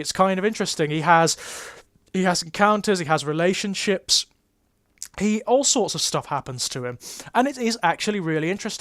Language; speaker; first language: English; native; English